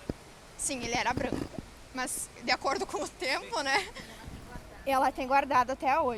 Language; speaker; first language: Portuguese; native; Portuguese